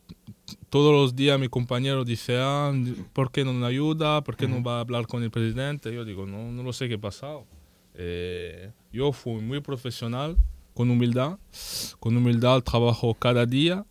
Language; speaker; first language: Spanish; non-native, learner; French